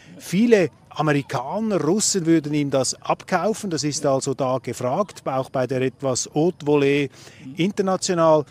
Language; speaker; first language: German; native; German